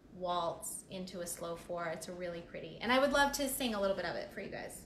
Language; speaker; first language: English; native; English